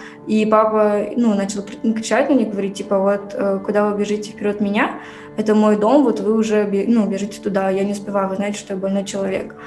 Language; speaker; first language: Russian; native; Russian